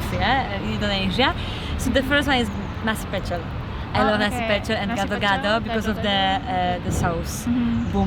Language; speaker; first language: English; non-native, fluent; Polish